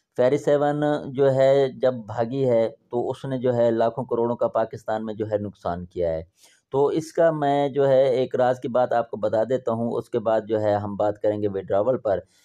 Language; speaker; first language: Urdu; non-native, local second language; Punjabi